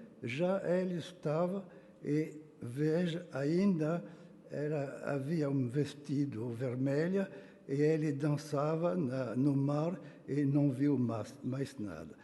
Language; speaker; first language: Portuguese; non-native, fluent; French